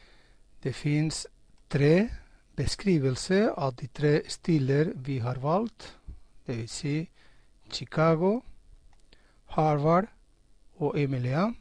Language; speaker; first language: Norwegian; non-native, fluent; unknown